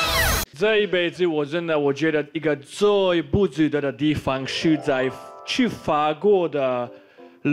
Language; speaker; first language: Chinese; non-native, fluent; Slovak